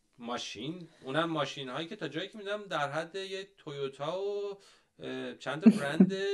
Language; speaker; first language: Persian; native; Persian